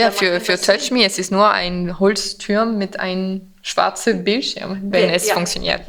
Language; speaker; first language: German; non-native, fluent; French